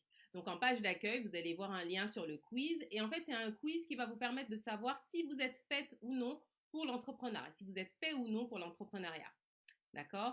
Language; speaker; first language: French; native; French